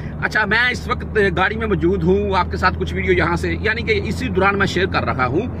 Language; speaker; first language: Urdu; non-native, local second language; Punjabi